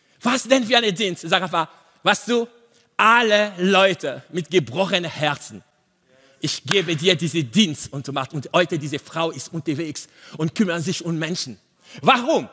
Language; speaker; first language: German; non-native, learner; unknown